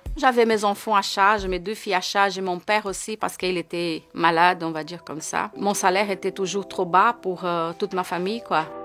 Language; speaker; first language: French; non-native, fluent; Portuguese